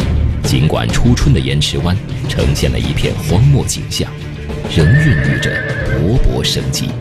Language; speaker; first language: Chinese; native; Chinese